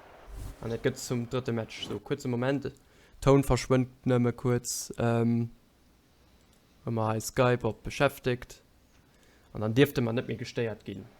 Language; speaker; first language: German; non-native, local second language; Luxembourgish